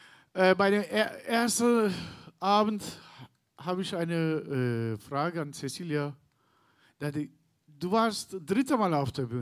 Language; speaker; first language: German; non-native, learner; Turkish